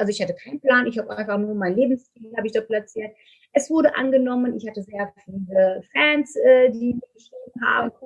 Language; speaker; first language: German; non-native, fluent; Turkish